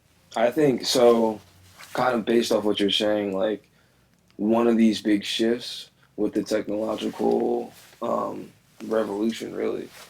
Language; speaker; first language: English; native; English